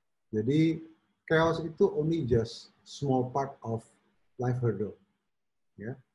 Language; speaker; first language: English; non-native, fluent; Indonesian